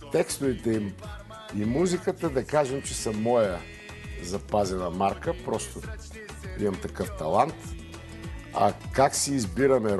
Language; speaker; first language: Bulgarian; native; Bulgarian